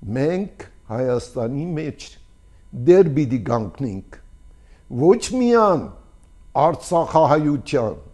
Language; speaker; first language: Armenian; early bilingual, heritage; Armenian